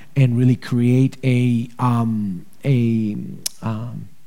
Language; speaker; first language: English; early bilingual, other home language; Spanish